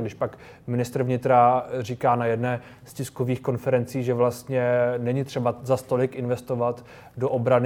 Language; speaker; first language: Czech; native; Czech